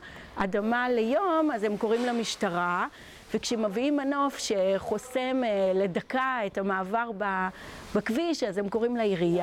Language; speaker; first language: Hebrew; native; Hebrew